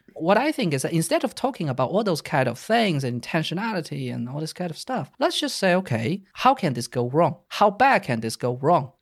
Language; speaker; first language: English; non-native, fluent; Chinese